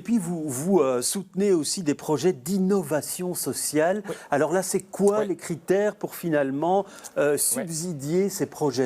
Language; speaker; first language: French; native; French